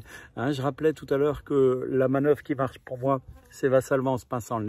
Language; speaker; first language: French; native; French